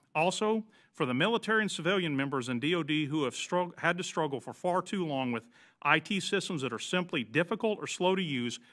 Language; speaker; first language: English; native; English